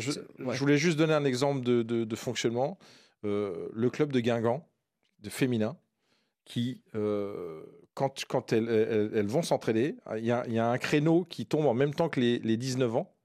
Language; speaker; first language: French; native; French